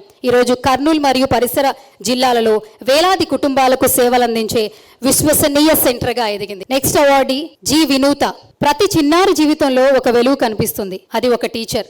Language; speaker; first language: Telugu; native; Telugu